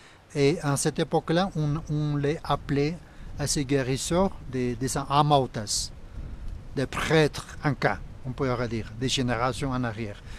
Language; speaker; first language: French; non-native, fluent; Spanish